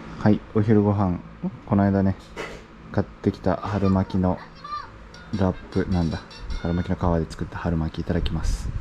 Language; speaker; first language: Japanese; native; Japanese